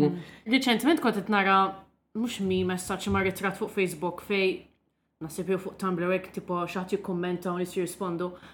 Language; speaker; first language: Maltese; non-native, local second language; English